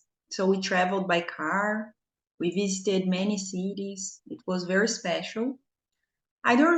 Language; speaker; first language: English; non-native, fluent; Portuguese